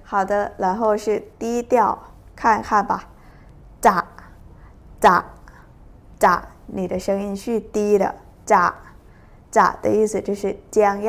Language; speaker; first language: Chinese; non-native, fluent; Thai